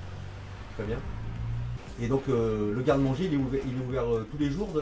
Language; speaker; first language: French; native; French